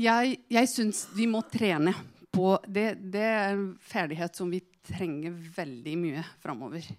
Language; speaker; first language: Norwegian; non-native, fluent; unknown